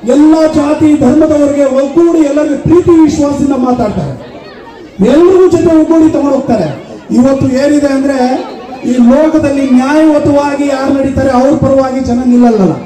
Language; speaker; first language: Kannada; non-native, local second language; Urdu